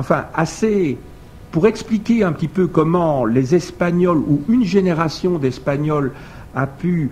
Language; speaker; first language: French; native; French